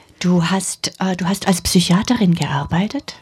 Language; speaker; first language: German; native; German